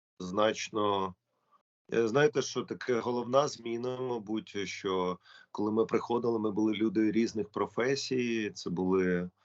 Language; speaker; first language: Ukrainian; non-native, local second language; Russian